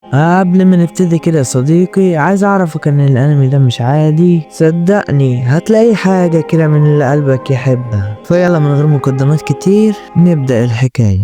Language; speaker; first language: Arabic; native; Arabic